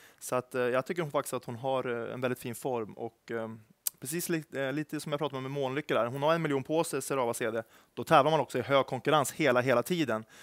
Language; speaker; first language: Swedish; native; Swedish